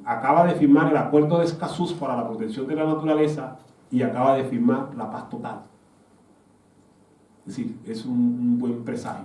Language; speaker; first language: Spanish; native; Spanish